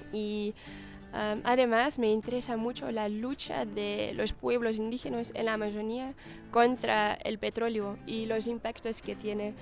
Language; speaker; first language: Spanish; non-native, learner; Dutch